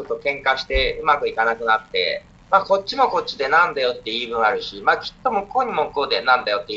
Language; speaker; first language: Japanese; native; Japanese